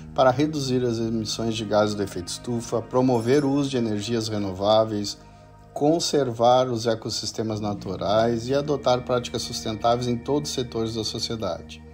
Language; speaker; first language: Portuguese; native; Portuguese